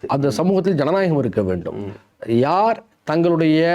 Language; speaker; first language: Tamil; native; Tamil